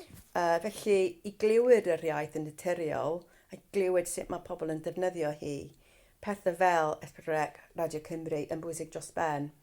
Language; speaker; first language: Welsh; non-native, fluent; English